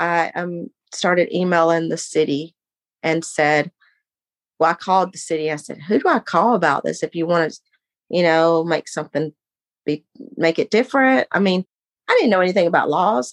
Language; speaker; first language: English; native; English